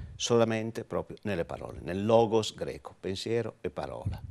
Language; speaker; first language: Italian; native; Italian